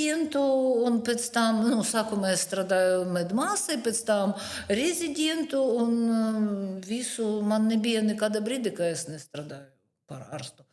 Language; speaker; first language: Latvian; non-native, learner; Russian